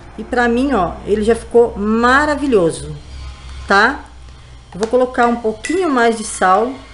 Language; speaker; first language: Portuguese; native; Portuguese